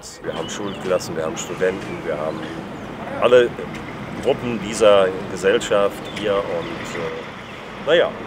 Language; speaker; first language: German; native; German